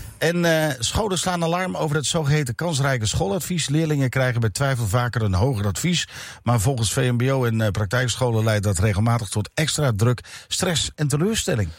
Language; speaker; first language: Dutch; native; Dutch